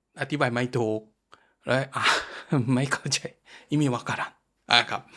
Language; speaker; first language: Thai; non-native, fluent; Japanese